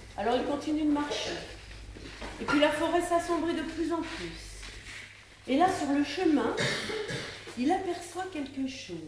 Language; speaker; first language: French; native; French